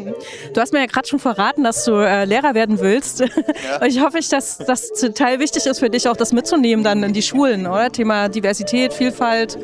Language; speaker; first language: German; native; German